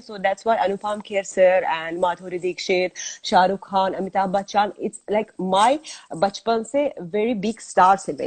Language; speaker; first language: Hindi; non-native, learner; Azerbaijani